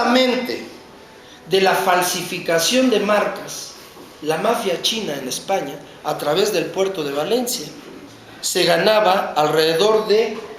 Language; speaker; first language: Spanish; native; Spanish